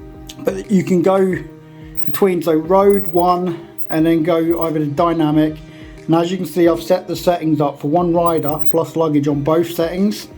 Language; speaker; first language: English; native; English